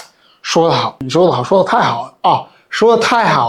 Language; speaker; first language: Chinese; non-native, fluent; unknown